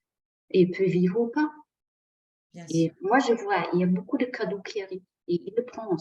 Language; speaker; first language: French; non-native, fluent; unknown